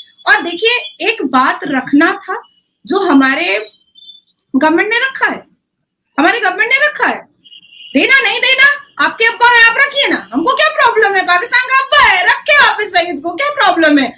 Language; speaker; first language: Hindi; native; Hindi